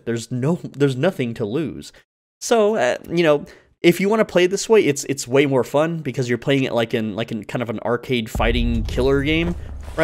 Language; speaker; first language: English; native; English